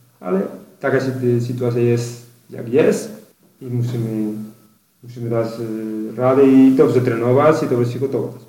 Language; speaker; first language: Polish; non-native, learner; Spanish